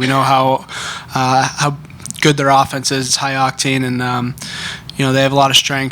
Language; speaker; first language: English; native; English